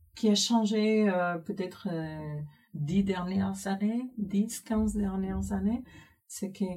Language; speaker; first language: French; non-native, fluent; Spanish